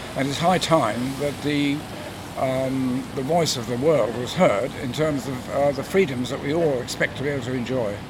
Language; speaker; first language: English; native; English